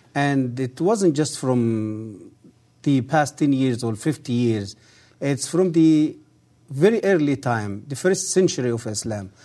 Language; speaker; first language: English; early bilingual, other home language; Arabic